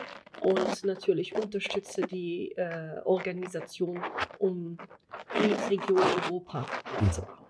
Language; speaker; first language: German; non-native, fluent; Italian